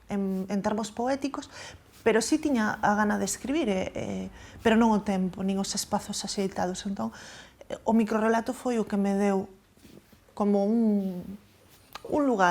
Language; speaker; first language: Galician; native; Galician